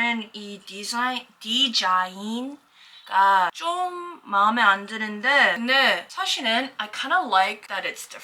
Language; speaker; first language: Korean; early bilingual, heritage; English